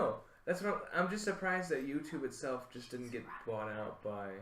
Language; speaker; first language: English; native; English